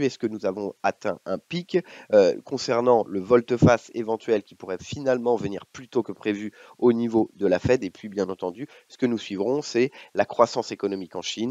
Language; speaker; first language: French; native; French